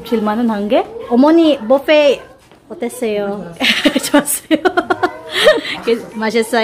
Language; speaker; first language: Korean; non-native, learner; Cebuano